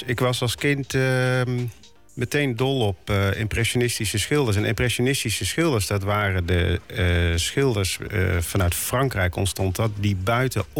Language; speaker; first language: Dutch; native; Dutch